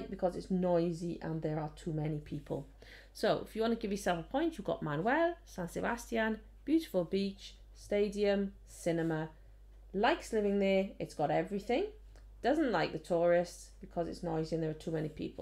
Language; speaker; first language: English; native; English